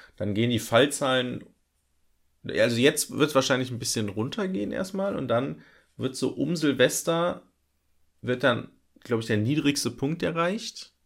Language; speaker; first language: German; native; German